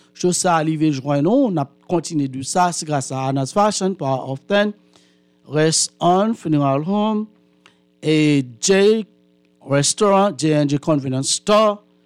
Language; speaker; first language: French; native; French